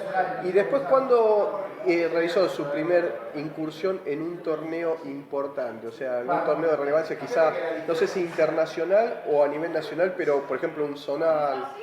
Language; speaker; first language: Spanish; native; Spanish